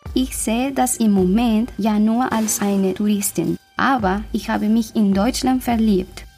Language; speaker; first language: German; non-native, fluent; Spanish